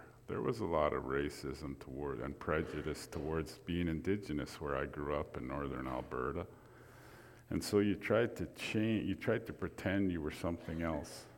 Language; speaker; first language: English; native; English